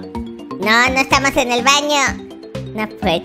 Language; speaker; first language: Spanish; native; Spanish